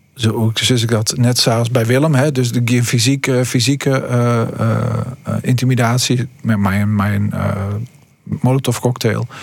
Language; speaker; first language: Dutch; native; Dutch